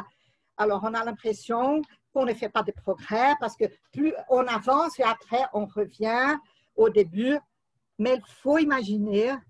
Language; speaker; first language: French; non-native, fluent; Portuguese